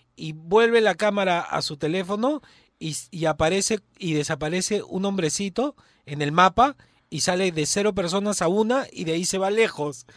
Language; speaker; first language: Spanish; native; Spanish